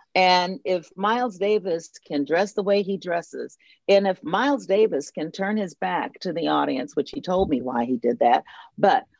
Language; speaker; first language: English; native; English